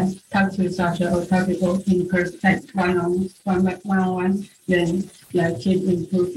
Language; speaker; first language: English; non-native, fluent; Chinese